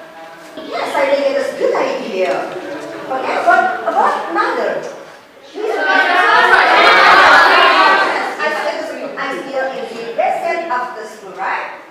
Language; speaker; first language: English; non-native, fluent; Indonesian